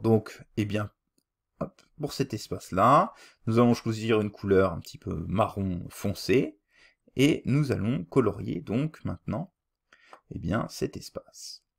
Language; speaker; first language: French; native; French